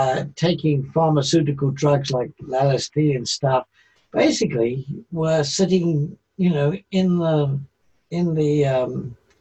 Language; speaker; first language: English; native; English